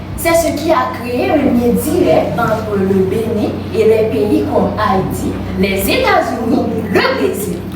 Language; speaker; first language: French; non-native, local second language; Haitian Creole